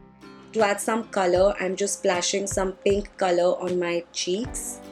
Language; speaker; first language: English; non-native, local second language; Hindi